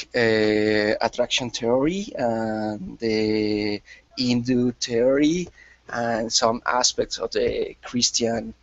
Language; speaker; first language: English; non-native, learner; Spanish